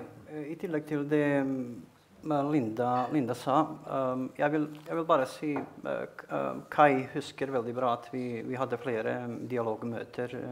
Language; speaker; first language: Norwegian; non-native, fluent; Bosnian